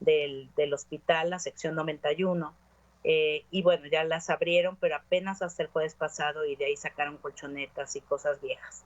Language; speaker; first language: Spanish; native; Spanish